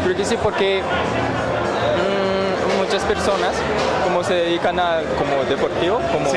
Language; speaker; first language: Spanish; non-native, learner; Japanese